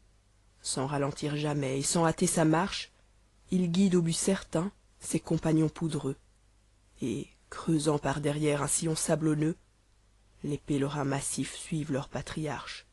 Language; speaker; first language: French; native; French